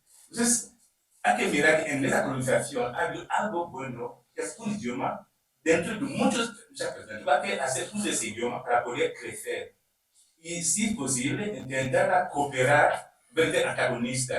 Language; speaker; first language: Spanish; non-native, learner; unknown